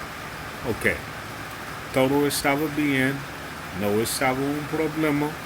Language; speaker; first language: Spanish; non-native, learner; English